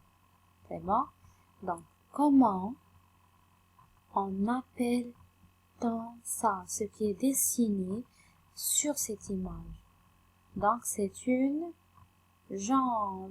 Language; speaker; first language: French; non-native, local second language; Arabic